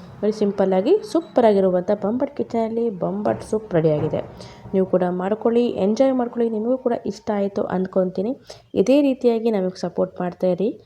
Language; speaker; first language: Kannada; native; Kannada